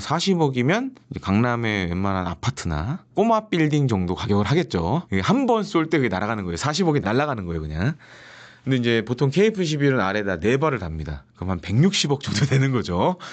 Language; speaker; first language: Korean; native; Korean